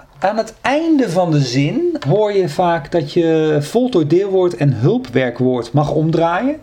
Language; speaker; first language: Dutch; native; Dutch